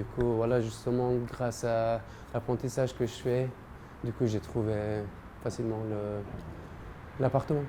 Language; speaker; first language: French; non-native, fluent; Persian